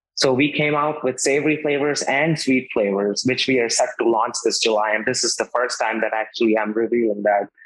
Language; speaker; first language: English; non-native, local second language; Hindi